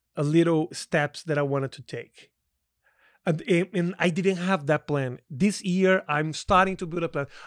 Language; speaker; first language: English; non-native, fluent; Portuguese